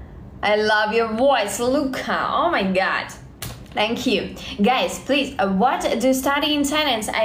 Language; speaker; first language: English; non-native, learner; Russian